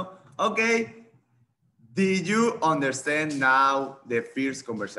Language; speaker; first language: English; non-native, fluent; Spanish